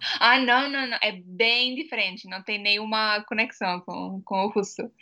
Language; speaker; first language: Portuguese; non-native, fluent; Estonian